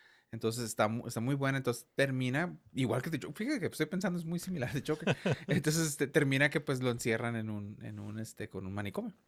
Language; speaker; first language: Spanish; early bilingual, heritage; Spanish